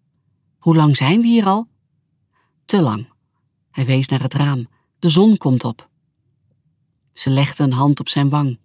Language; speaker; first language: Dutch; native; Dutch